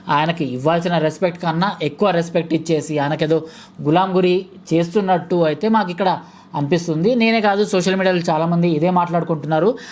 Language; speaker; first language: Telugu; native; Telugu